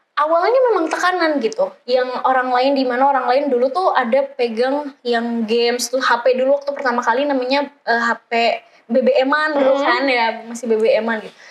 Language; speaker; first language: Indonesian; native; Indonesian